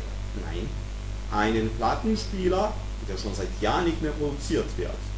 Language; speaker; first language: German; non-native, fluent; Serbian